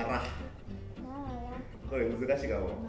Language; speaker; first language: Japanese; non-native, fluent; Indonesian